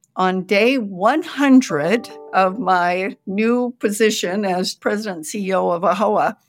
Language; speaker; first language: English; native; English